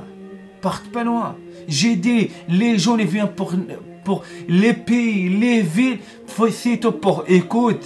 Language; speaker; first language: French; non-native, learner; Arabic